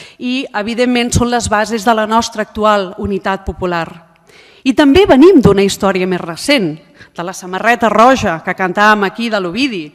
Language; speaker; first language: Catalan; non-native, local second language; Spanish